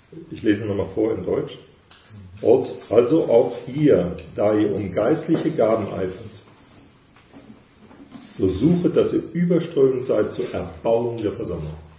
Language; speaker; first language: German; native; German